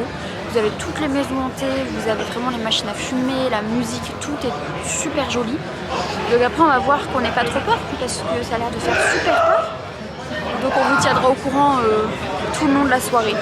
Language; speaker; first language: French; native; French